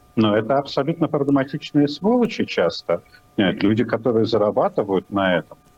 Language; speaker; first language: Russian; native; Russian